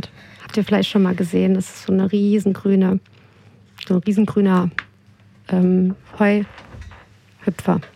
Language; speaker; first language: German; native; German